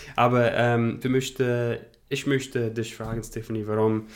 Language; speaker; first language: German; non-native, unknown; English